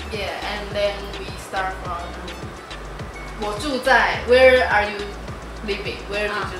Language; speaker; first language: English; non-native, learner; Chinese